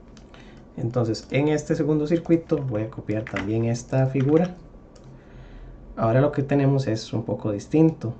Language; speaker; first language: Spanish; native; Spanish